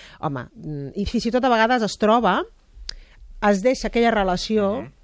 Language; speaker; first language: Catalan; native; Catalan